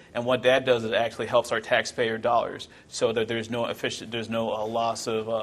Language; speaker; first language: English; non-native, local second language; Yoruba